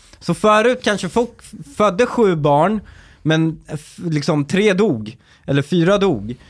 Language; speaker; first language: Swedish; early bilingual, other home language; Persian